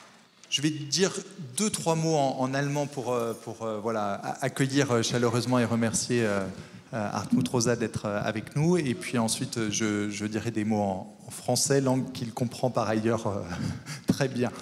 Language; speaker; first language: French; native; French